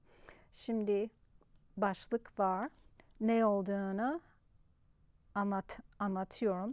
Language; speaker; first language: Turkish; non-native, fluent; English